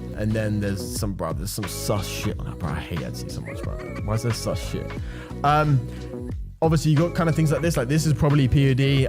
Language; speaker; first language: English; native; English